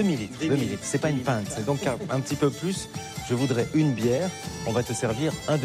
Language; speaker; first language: French; native; French